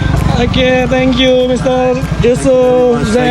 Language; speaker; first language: English; non-native, learner; Indonesian